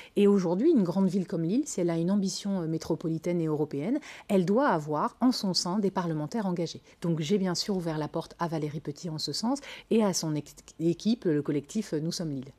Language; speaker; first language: French; native; French